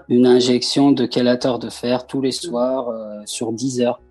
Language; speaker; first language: French; early bilingual, other home language; Persian